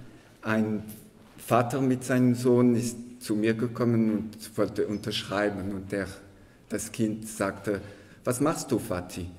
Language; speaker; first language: German; non-native, local second language; French